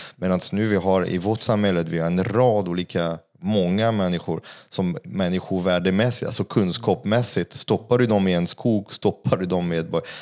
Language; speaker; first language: Swedish; non-native, fluent; French